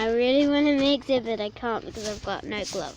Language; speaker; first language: English; native; English